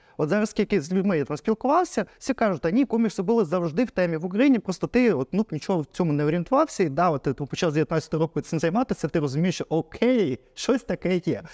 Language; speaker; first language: Ukrainian; non-native, local second language; Russian